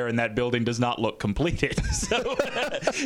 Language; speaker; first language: English; native; English